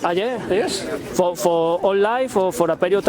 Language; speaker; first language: English; non-native, learner; Spanish